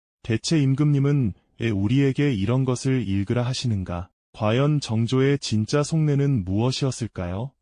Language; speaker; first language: Korean; native; Korean